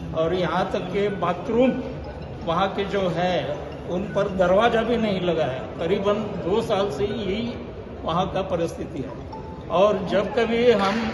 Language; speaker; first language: Hindi; non-native, local second language; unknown